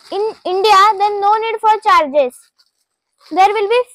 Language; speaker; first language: English; non-native, local second language; Marathi